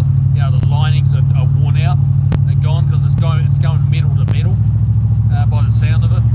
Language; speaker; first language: English; native; English